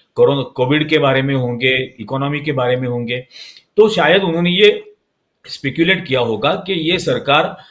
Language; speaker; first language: Hindi; non-native, local second language; Marathi